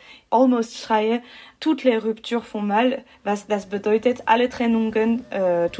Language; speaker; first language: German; non-native, learner; French